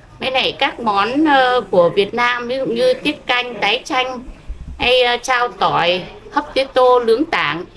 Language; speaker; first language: Vietnamese; non-native, fluent; Chinese